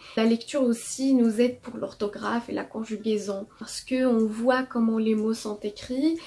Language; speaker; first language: French; non-native, local second language; Arabic